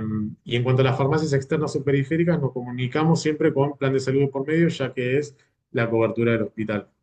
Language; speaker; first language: Spanish; native; Spanish